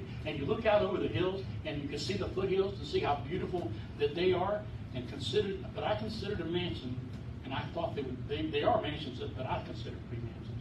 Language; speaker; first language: English; native; English